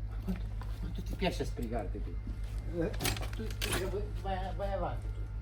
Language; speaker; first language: Italian; native; Italian